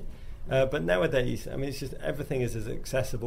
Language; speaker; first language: English; native; English